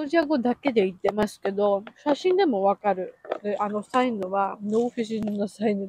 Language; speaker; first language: Japanese; non-native, learner; Georgian